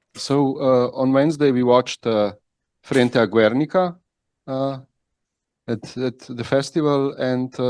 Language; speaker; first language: English; non-native, fluent; Slovenian